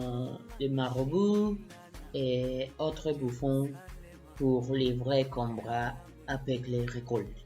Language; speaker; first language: French; non-native, learner; Spanish